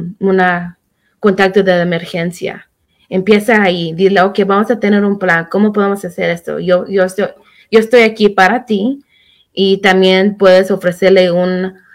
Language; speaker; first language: Spanish; early bilingual, heritage; Spanish